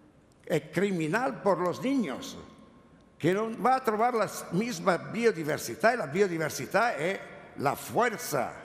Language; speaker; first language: Spanish; non-native, learner; Italian